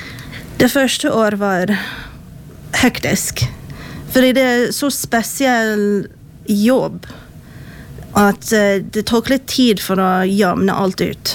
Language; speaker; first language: Norwegian; non-native, fluent; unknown